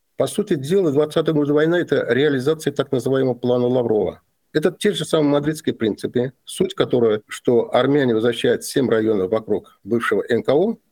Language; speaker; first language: Russian; non-native, local second language; Azerbaijani